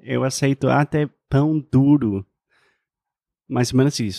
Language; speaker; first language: Portuguese; non-native, fluent; English